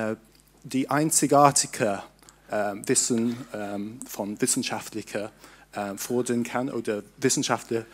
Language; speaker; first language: German; non-native, fluent; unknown